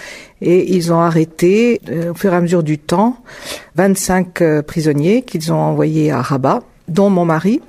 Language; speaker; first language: French; native; French